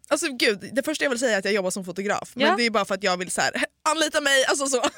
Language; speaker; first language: Swedish; early bilingual, other home language; Italian